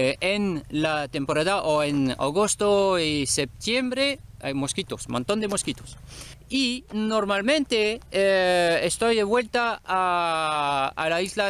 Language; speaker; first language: Spanish; non-native, learner; French